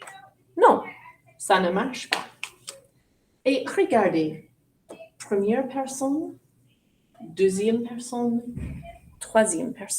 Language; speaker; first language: French; non-native, fluent; English